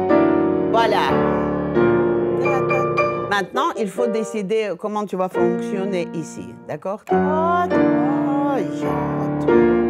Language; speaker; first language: French; non-native, fluent; Russian